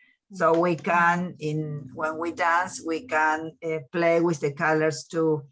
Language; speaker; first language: English; non-native, learner; Spanish